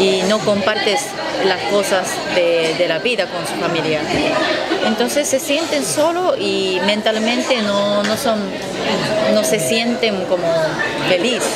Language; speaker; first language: Spanish; non-native, fluent; Japanese